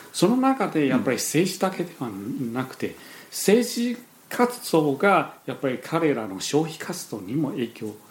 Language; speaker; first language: Japanese; non-native, fluent; Chinese